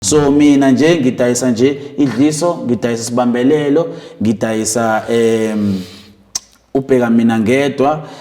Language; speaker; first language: Zulu; native; Zulu